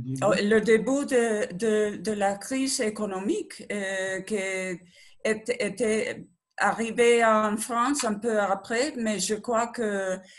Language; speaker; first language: French; non-native, learner; Spanish